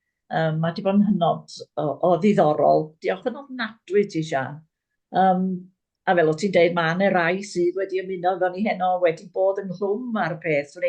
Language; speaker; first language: Welsh; native; Welsh